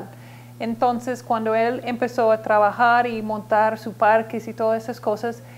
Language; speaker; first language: Spanish; non-native, learner; English